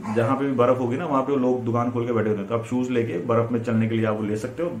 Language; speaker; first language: Hindi; native; Hindi